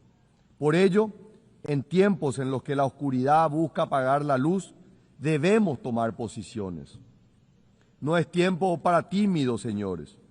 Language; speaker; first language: Spanish; native; Spanish